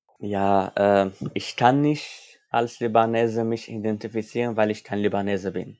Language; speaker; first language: German; non-native, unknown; Armenian